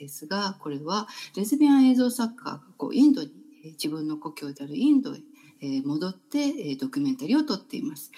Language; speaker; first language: Japanese; native; Japanese